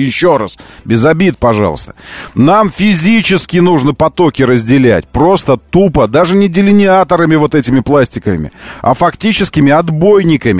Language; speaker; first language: Russian; native; Russian